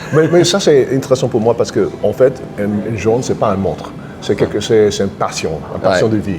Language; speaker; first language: French; non-native, fluent; English